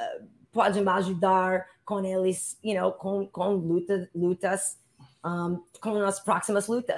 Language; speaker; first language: Portuguese; non-native, learner; English